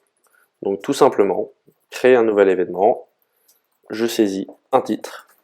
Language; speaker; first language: French; native; French